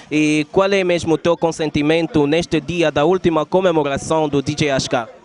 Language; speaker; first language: Portuguese; native; Portuguese